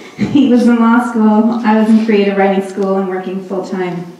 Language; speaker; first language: English; early bilingual, other home language; Hindi